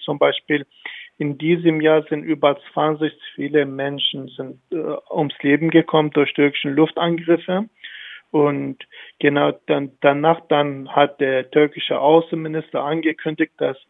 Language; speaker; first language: German; non-native, fluent; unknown